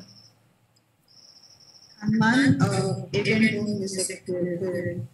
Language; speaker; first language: German; non-native, learner; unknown